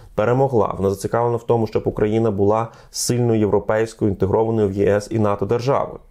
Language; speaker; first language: Ukrainian; non-native, fluent; Russian